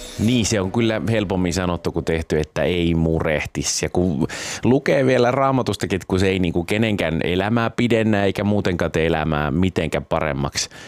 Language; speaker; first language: Finnish; native; Finnish